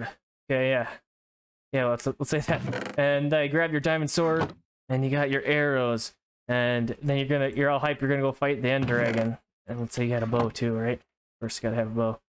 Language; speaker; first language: English; native; English